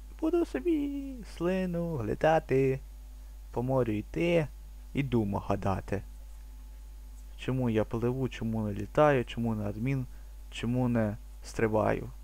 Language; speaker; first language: Ukrainian; native; Ukrainian